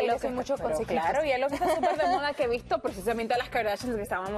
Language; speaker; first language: Spanish; native; Spanish